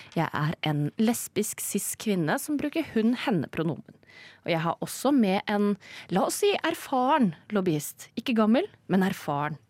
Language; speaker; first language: Norwegian; native; Norwegian